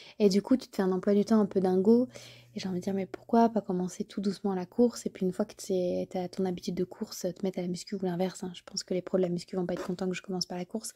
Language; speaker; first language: French; native; French